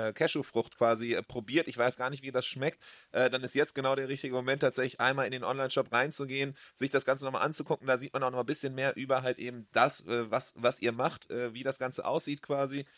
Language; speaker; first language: German; native; German